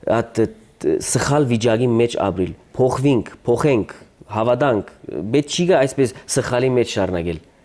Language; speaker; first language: Armenian; early bilingual, heritage; Armenian